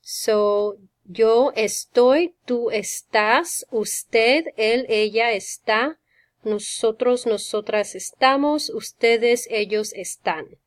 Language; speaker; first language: Spanish; non-native, fluent; English